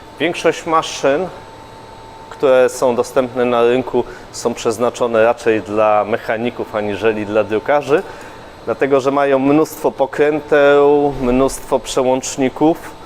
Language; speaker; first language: Polish; native; Polish